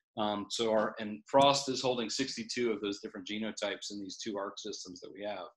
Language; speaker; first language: English; native; English